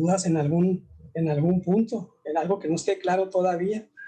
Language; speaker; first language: Spanish; native; Spanish